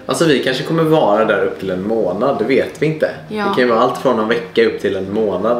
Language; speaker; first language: Swedish; native; Swedish